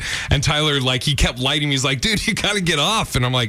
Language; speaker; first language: English; native; English